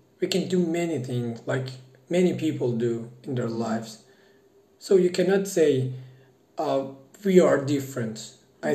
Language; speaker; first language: English; non-native, fluent; Persian